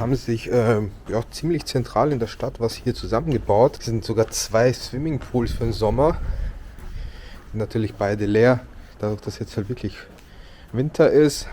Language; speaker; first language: German; native; German